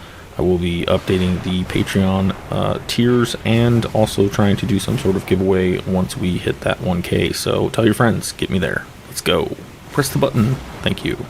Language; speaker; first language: English; native; English